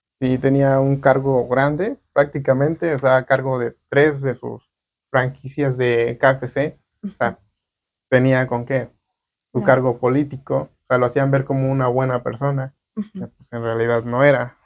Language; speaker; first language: Spanish; native; Spanish